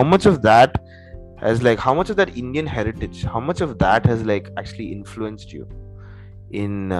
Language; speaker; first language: English; native; English